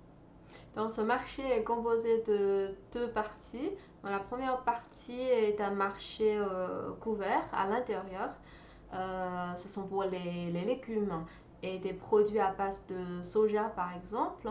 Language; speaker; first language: French; non-native, fluent; Chinese